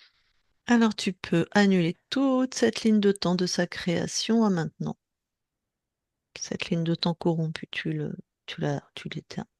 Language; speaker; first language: French; native; French